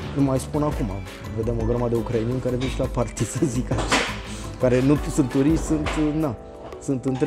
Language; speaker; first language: Romanian; native; Romanian